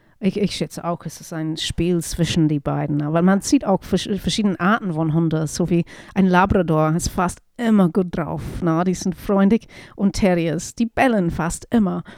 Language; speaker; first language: German; non-native, fluent; English